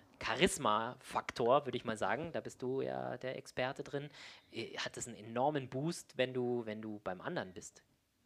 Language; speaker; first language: German; native; German